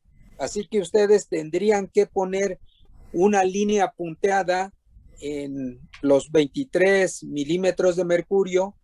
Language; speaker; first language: Spanish; native; Spanish